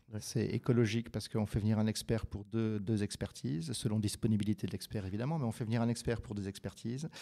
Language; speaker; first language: French; native; French